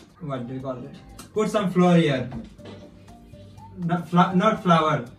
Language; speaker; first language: English; non-native, fluent; Nepali